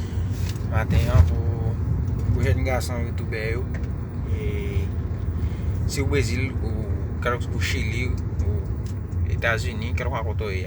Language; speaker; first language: French; non-native, learner; Haitian Creole